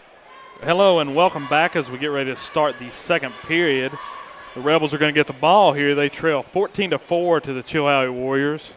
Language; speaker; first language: English; native; English